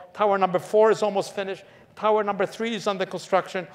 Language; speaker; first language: English; early bilingual, other home language; Polish